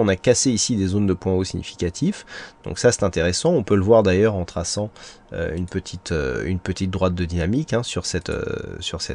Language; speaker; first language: French; native; French